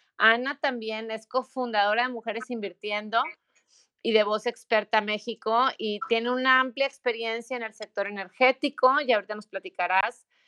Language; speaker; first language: Spanish; native; Spanish